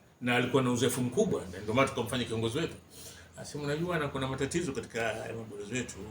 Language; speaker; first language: Swahili; native; Swahili